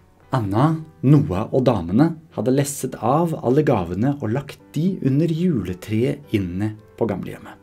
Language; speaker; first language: Norwegian; native; Norwegian